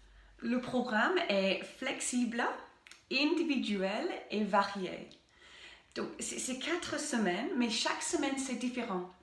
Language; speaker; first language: French; non-native, fluent; English